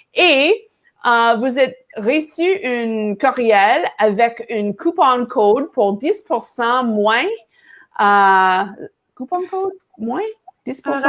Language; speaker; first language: French; non-native, learner; English